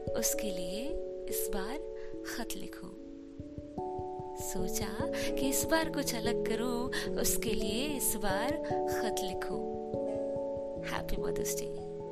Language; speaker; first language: Hindi; native; Hindi